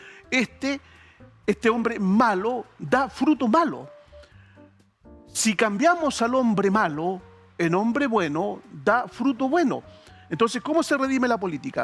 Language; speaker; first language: Spanish; native; Spanish